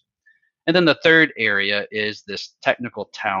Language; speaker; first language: English; native; English